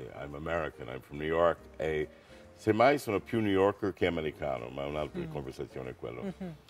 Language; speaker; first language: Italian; non-native, fluent; English